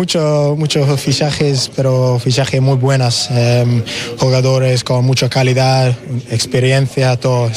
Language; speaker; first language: Spanish; non-native, learner; English